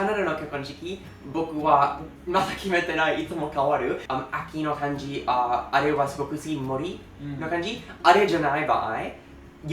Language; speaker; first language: Japanese; non-native, learner; English